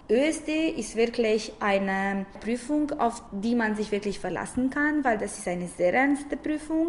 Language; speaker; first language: German; non-native, fluent; Romanian